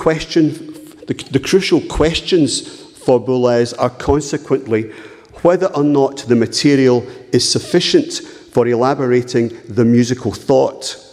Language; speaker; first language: English; native; English